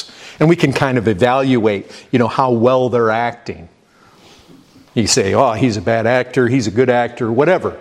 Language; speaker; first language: English; native; English